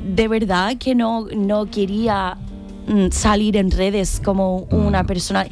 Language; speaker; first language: Spanish; non-native, fluent; English